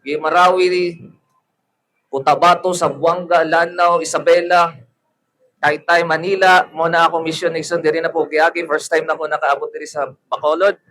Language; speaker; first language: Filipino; non-native, local second language; Cebuano